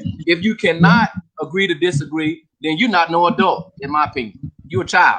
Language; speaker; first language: English; native; English